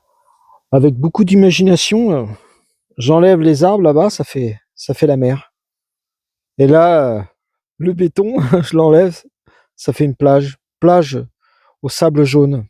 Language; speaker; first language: French; native; French